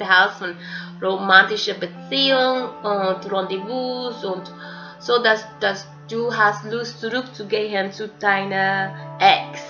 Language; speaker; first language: German; non-native, fluent; English